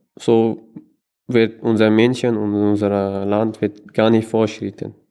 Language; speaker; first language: German; non-native, learner; Persian